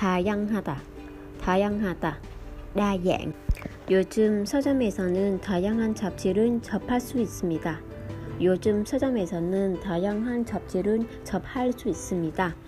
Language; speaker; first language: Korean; non-native, fluent; Vietnamese